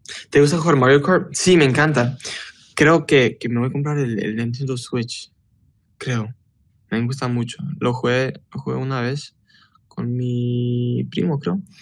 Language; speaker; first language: Spanish; early bilingual, heritage; Spanish